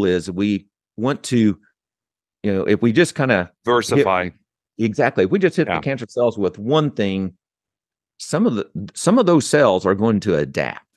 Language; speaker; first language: English; native; English